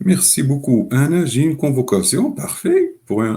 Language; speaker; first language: French; non-native, local second language; Arabic